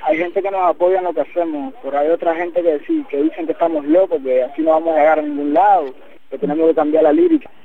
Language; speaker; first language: Spanish; native; Spanish